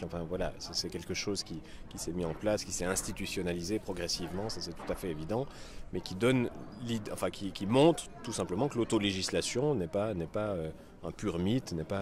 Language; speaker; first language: French; native; French